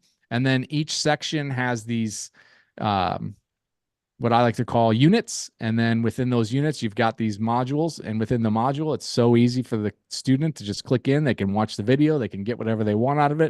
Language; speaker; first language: English; native; English